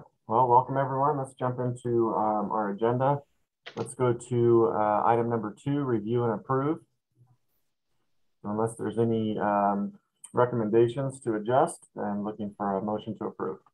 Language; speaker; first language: English; native; English